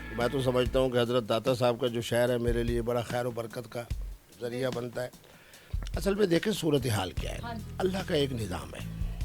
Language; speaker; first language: Urdu; non-native, local second language; Saraiki